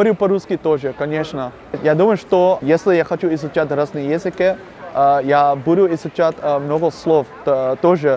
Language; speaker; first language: Russian; non-native, learner; Dutch